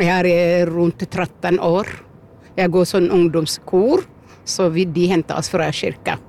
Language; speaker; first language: Norwegian; non-native, learner; Amharic